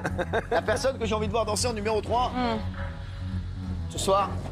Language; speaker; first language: French; native; French